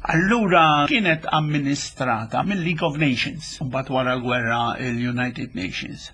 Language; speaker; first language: Maltese; non-native, fluent; Spanish